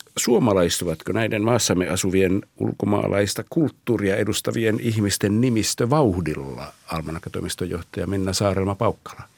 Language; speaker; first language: Finnish; native; Finnish